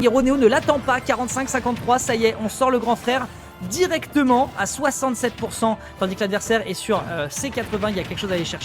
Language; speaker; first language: French; native; French